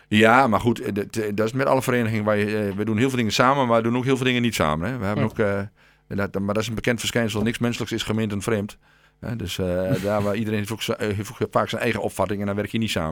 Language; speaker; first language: Dutch; native; Dutch